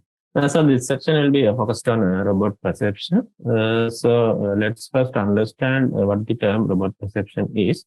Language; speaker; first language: English; non-native, local second language; Sinhala